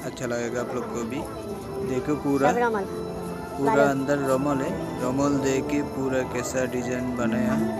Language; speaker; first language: Hindi; non-native, fluent; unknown